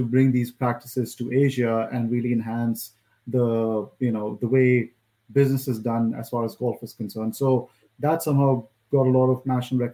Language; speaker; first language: English; non-native, local second language; Hindi